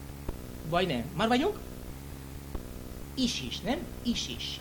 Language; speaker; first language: Hungarian; non-native, learner; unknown